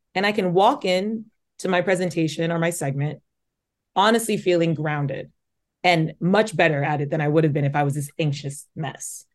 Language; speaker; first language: English; native; English